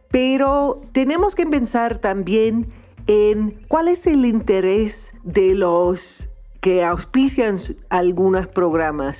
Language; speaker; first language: Spanish; non-native, fluent; English